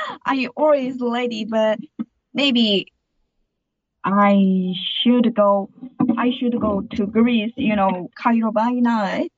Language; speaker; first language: English; non-native, learner; Korean